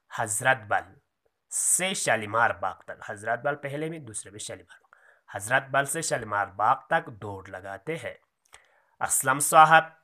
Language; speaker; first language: Urdu; non-native, local second language; Kashmiri